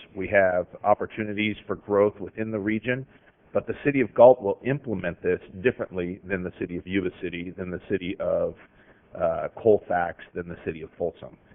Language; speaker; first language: English; native; English